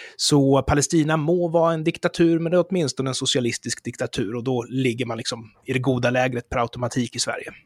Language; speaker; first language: Swedish; native; Swedish